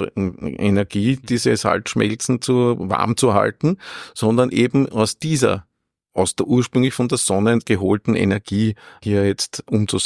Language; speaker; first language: German; native; German